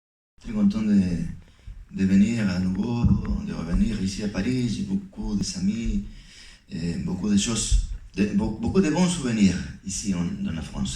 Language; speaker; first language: French; non-native, fluent; Spanish